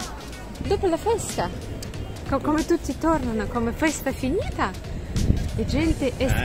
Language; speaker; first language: Italian; non-native, learner; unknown